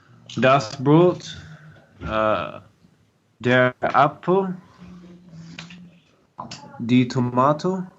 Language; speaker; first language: German; non-native, learner; English